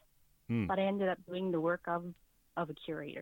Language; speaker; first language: English; native; English